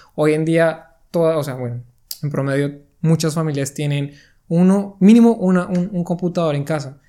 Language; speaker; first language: Spanish; native; Spanish